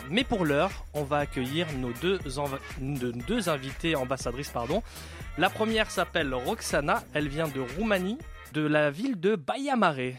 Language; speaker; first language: French; native; French